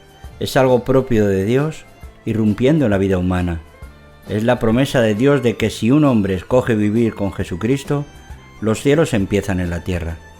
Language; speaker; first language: Spanish; native; Spanish